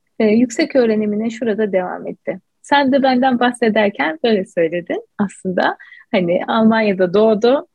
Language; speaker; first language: Turkish; native; Turkish